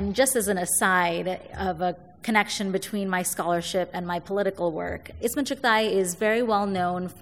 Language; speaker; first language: English; native; English